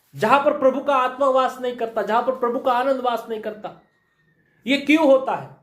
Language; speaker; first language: Hindi; non-native, local second language; Marathi